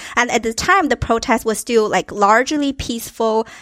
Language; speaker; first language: English; non-native, fluent; Chinese